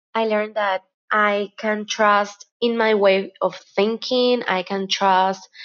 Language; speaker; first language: English; non-native, fluent; Spanish